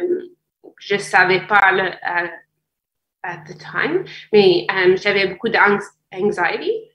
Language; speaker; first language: French; non-native, fluent; English